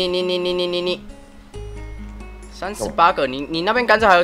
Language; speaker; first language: Chinese; native; Chinese